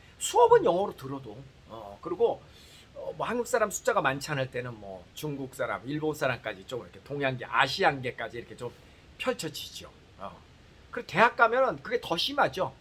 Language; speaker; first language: Korean; native; Korean